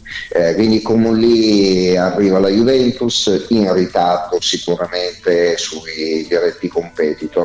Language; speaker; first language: Italian; native; Italian